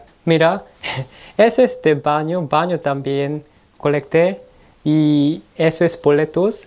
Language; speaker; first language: Spanish; non-native, learner; Korean